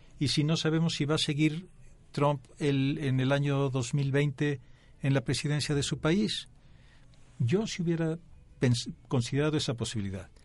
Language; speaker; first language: Spanish; native; Spanish